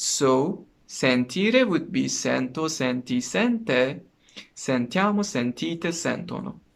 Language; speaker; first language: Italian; non-native, learner; Persian